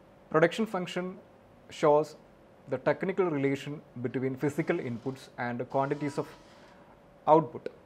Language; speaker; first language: English; non-native, local second language; Malayalam